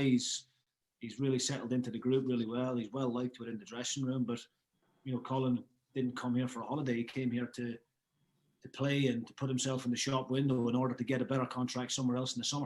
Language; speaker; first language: English; native; English